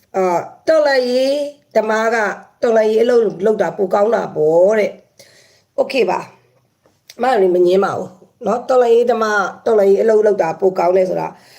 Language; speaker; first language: Burmese; native; Burmese